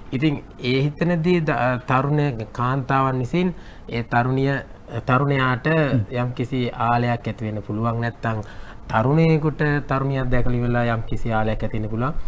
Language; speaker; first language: Sinhala; native; Sinhala